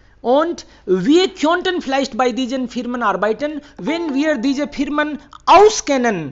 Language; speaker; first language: German; non-native, fluent; Hindi